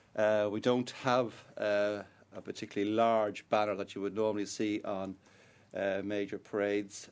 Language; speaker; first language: English; native; English